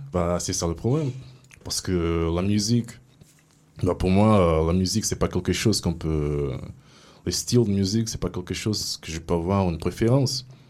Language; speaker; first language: French; non-native, fluent; Portuguese